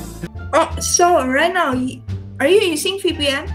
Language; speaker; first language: English; non-native, learner; Indonesian